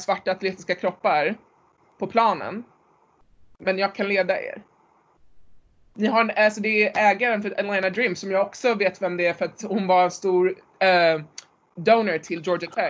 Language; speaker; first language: Swedish; native; Swedish